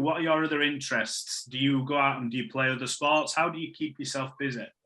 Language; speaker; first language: English; native; English